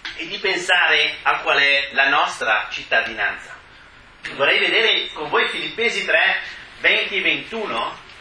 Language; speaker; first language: Italian; native; Italian